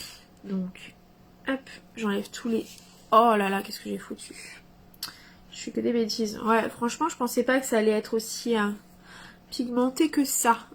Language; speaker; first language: French; native; French